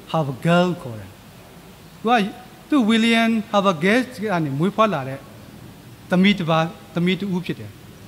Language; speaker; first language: Burmese; non-native, local second language; S'gaw Karen